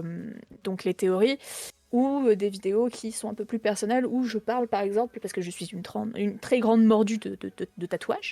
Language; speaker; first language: French; native; French